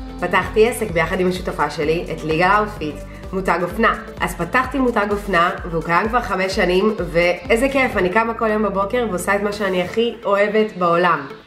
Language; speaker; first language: Hebrew; early bilingual, other home language; Russian